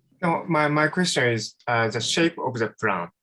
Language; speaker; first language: English; non-native, fluent; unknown